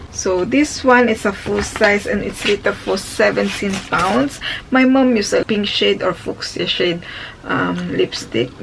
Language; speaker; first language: English; non-native, fluent; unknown